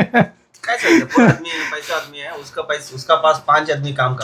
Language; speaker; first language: Hindi; non-native, learner; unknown